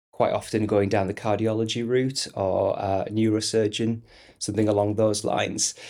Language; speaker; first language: English; native; English